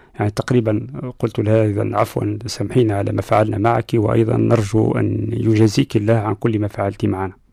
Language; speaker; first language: Arabic; non-native, local second language; Berber languages